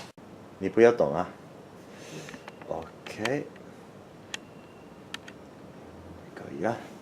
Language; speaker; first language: Chinese; non-native, learner; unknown